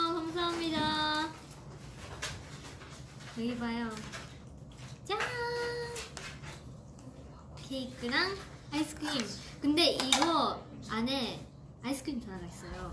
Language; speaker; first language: Korean; non-native, fluent; Japanese